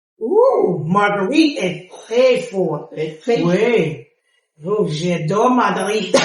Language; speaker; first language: French; non-native, learner; English